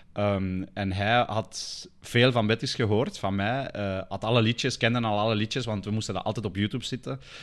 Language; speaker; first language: Dutch; early bilingual, other home language; Spanish